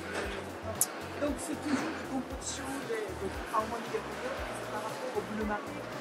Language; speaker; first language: French; non-native, fluent; Japanese